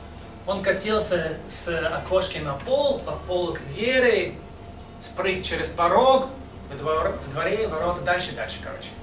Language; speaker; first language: Russian; non-native, fluent; English